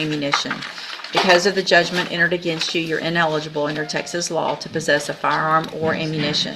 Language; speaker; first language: English; native; English